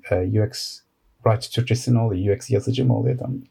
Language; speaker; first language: Turkish; early bilingual, heritage; Turkish